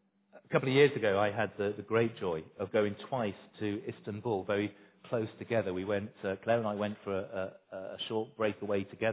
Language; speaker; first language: English; native; English